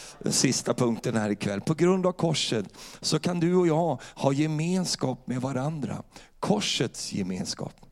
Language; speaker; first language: Swedish; native; Swedish